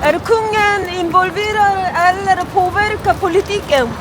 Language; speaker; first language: Swedish; non-native, learner; Korean